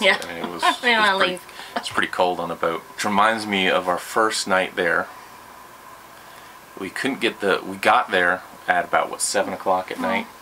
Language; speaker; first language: English; native; English